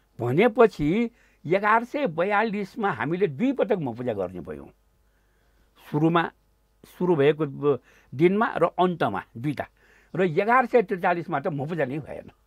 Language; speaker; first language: Nepali; non-native, local second language; Newari